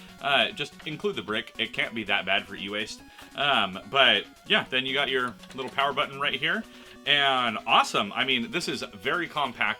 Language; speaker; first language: English; native; English